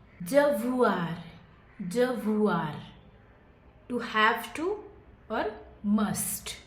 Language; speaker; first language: English; non-native, fluent; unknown